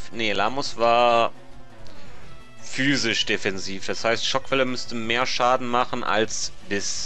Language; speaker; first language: German; native; German